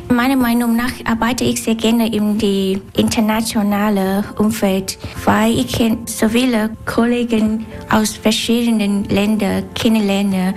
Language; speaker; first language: German; non-native, learner; Vietnamese